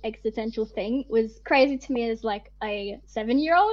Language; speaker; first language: English; native; English